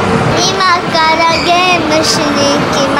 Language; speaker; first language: Japanese; early bilingual, heritage; Japanese